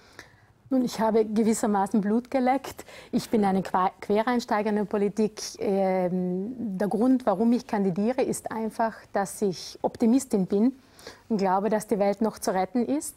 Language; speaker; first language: German; native; German